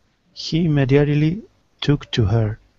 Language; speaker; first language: English; non-native, learner; Spanish